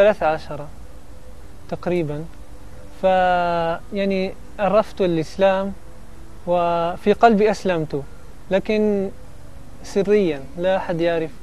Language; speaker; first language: Arabic; non-native, learner; Italian